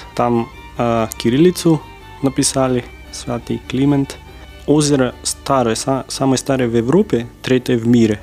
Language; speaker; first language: Russian; non-native, fluent; Macedonian